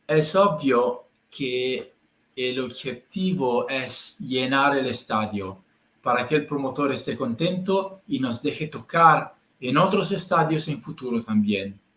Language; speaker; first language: Spanish; non-native, learner; Italian